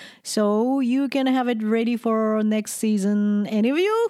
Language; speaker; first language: English; non-native, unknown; Japanese